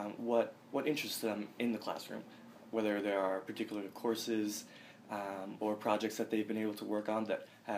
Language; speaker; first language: English; native; English